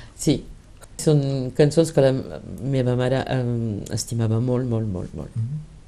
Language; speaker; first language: Catalan; early bilingual, heritage; Catalan